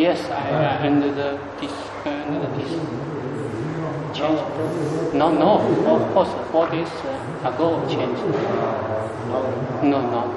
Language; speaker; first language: English; non-native, learner; Chinese